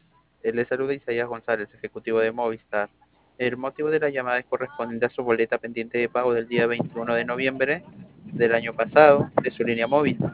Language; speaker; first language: Spanish; native; Spanish